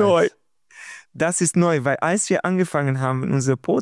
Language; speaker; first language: German; non-native, learner; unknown